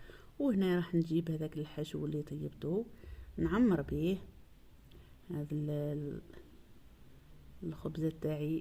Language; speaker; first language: Arabic; native; Arabic